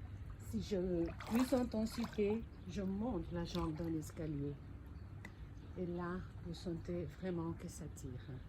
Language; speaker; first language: French; non-native, fluent; Spanish